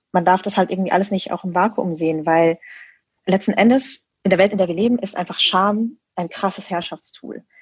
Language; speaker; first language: German; early bilingual, other home language; Vietnamese